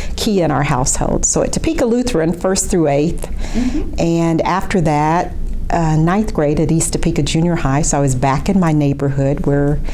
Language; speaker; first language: English; native; English